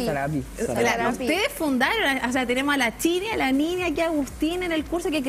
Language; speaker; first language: Spanish; native; Spanish